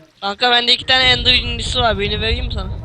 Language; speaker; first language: Turkish; native; Turkish